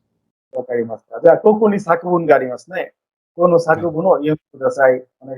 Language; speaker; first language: Japanese; non-native, fluent; Bangla